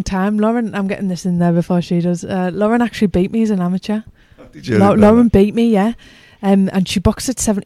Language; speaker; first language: English; native; English